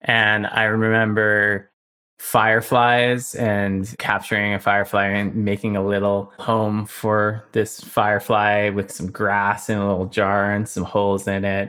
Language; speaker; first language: English; native; English